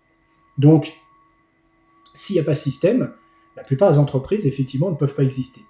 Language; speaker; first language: French; native; French